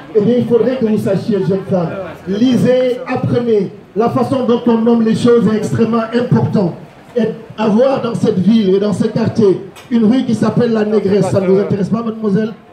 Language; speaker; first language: French; non-native, local second language; Wolof